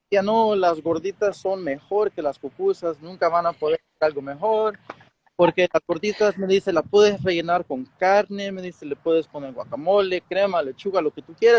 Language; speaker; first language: Spanish; early bilingual, heritage; Spanish